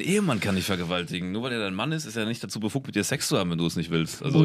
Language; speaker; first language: German; native; German